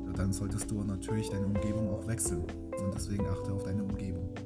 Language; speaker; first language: German; native; German